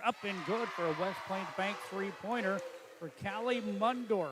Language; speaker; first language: English; native; English